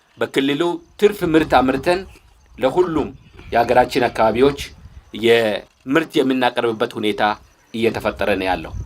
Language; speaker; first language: Amharic; native; Amharic